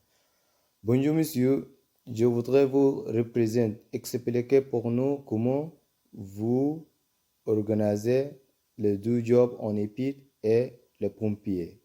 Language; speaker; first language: French; non-native, learner; Arabic